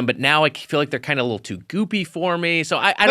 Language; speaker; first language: English; native; English